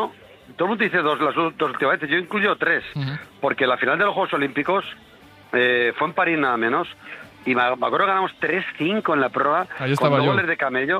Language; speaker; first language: Spanish; native; Spanish